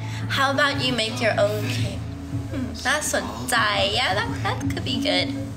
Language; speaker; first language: English; early bilingual, other home language; Thai